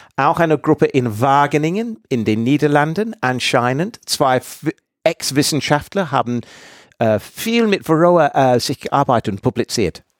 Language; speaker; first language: German; non-native, fluent; English